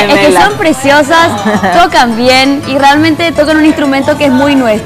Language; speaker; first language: Spanish; native; Spanish